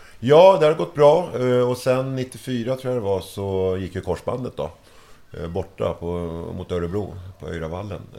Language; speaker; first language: Swedish; early bilingual, other home language; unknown